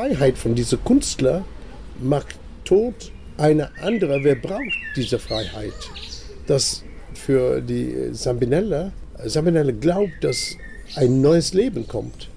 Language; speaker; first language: German; non-native, fluent; English